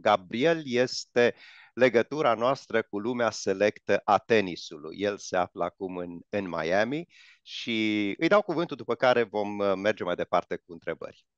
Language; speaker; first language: Romanian; native; Romanian